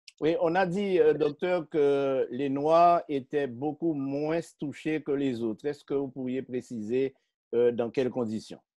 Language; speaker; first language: French; native; French